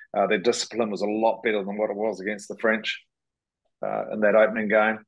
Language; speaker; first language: English; native; English